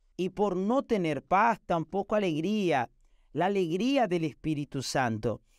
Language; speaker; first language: Spanish; non-native, fluent; Portuguese